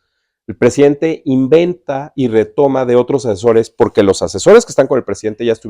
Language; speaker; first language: Spanish; native; Spanish